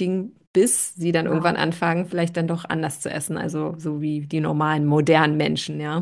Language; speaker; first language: German; native; German